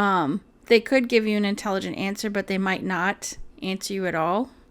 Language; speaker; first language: English; native; English